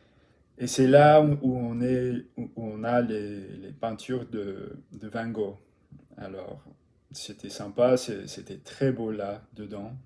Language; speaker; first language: French; non-native, learner; English